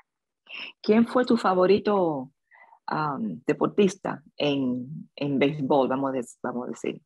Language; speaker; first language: Spanish; early bilingual, other home language; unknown